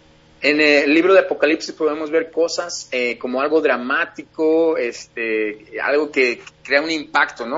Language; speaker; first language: Spanish; native; Spanish